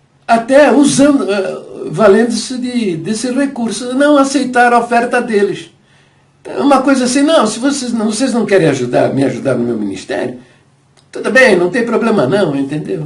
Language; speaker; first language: Portuguese; native; Portuguese